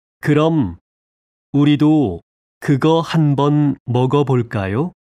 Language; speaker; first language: Korean; non-native, fluent; Arabic